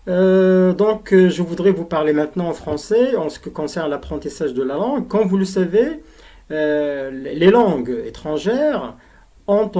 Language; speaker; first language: French; non-native, local second language; Arabic